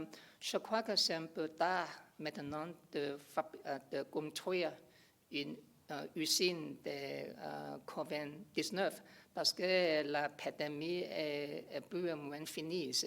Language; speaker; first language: French; non-native, learner; English